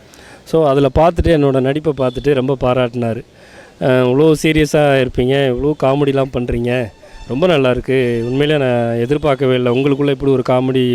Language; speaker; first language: Tamil; native; Tamil